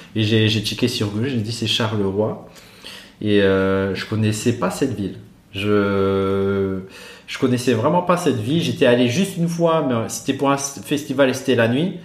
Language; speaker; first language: French; non-native, local second language; Malagasy